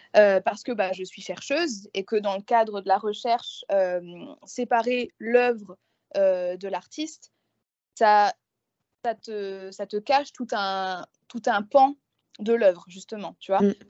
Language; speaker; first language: French; native; French